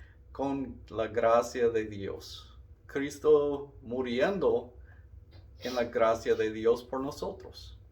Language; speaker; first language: Spanish; non-native, learner; English